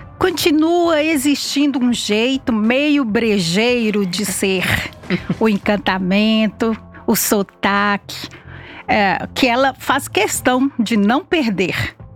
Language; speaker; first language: Portuguese; native; Portuguese